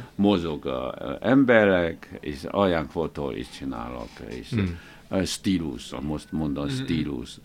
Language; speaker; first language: Hungarian; non-native, learner; Chinese